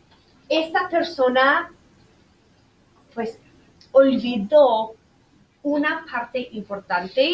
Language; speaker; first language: Spanish; non-native, fluent; English